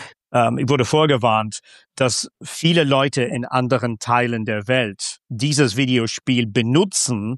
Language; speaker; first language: German; non-native, fluent; English